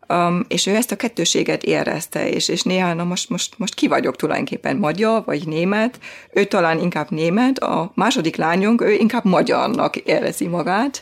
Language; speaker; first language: Hungarian; non-native, fluent; German